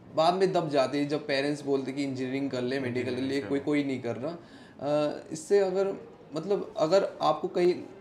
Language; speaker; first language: Hindi; non-native, local second language; Assamese